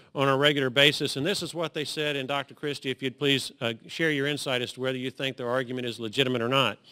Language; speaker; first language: English; native; English